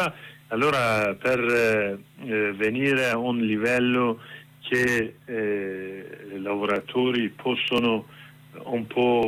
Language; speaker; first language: Italian; non-native, learner; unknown